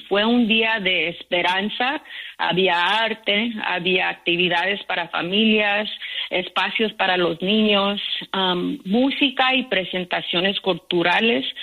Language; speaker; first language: Spanish; early bilingual, heritage; Spanish